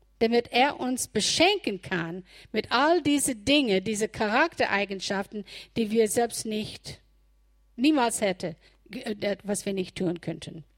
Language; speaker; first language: German; non-native, fluent; English